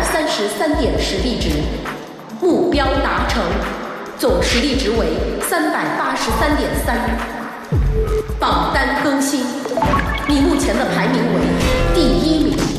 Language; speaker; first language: Chinese; native; Chinese